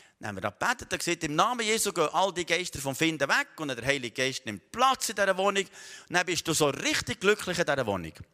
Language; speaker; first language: German; native; German